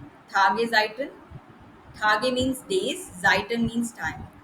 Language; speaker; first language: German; non-native, learner; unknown